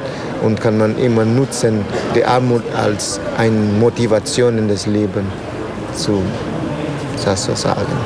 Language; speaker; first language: German; non-native, learner; Spanish